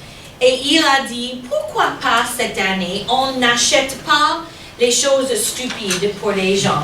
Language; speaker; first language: French; non-native, fluent; English